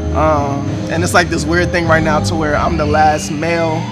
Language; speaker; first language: English; native; English